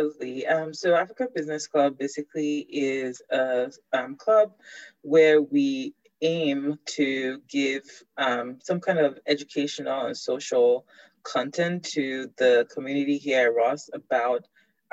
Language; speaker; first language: English; non-native, local second language; Yoruba